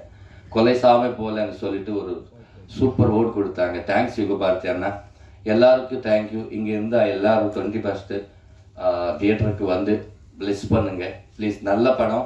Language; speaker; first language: Tamil; non-native, learner; Telugu